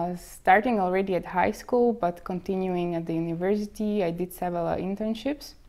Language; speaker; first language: English; non-native, fluent; Slovak